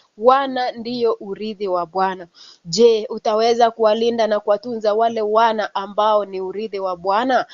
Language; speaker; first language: Swahili; non-native, local second language; Kalenjin